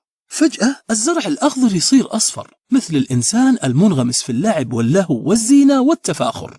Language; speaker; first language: Arabic; native; Arabic